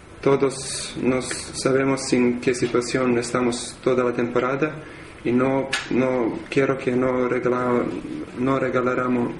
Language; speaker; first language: Spanish; non-native, learner; Serbian